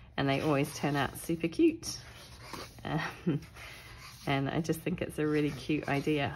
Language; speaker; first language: English; native; English